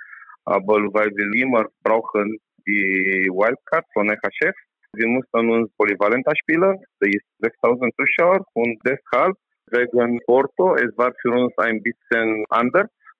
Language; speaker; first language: German; non-native, learner; Romanian